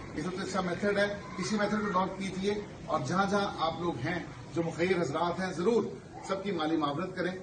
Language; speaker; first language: Urdu; non-native, local second language; Punjabi